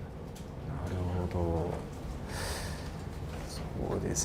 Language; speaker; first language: Japanese; non-native, fluent; English